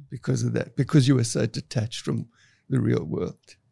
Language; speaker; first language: English; native; English